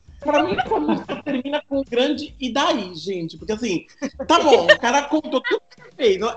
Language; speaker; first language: Portuguese; native; Portuguese